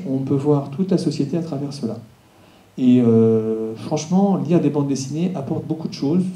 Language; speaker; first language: French; native; French